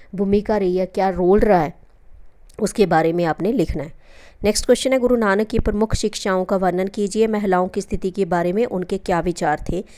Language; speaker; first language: Hindi; non-native, local second language; Punjabi